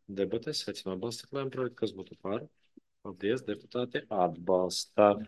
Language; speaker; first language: Latvian; native; Latvian